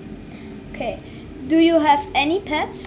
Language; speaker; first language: English; non-native, learner; German